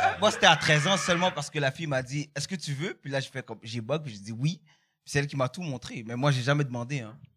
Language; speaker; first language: French; early bilingual, other home language; Haitian Creole